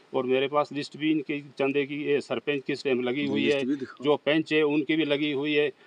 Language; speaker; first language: Hindi; native; Hindi